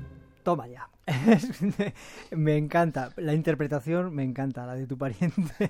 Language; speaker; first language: Spanish; native; Spanish